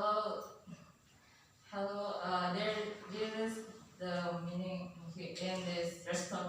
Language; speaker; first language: English; non-native, learner; Indonesian